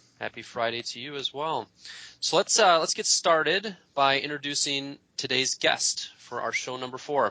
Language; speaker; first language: English; native; English